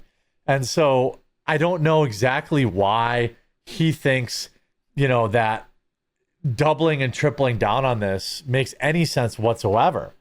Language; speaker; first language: English; native; English